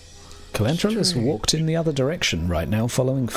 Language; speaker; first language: English; native; English